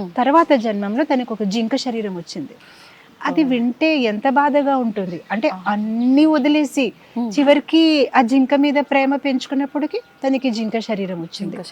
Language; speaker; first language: Telugu; non-native, fluent; Gujarati